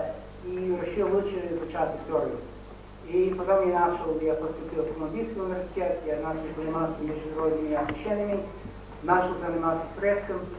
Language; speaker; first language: Russian; non-native, fluent; English